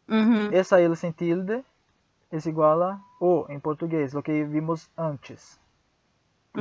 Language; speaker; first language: Portuguese; non-native, fluent; Spanish